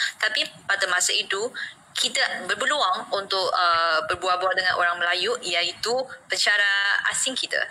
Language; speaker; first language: Malay; non-native, fluent; Chinese